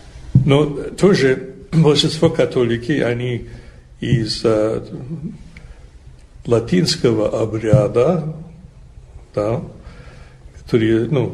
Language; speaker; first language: Russian; non-native, fluent; English